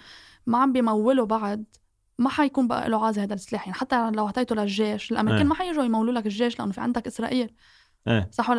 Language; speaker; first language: Arabic; native; Arabic